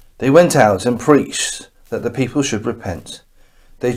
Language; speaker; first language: English; native; English